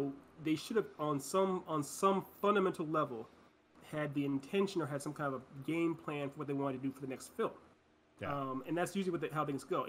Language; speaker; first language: English; native; English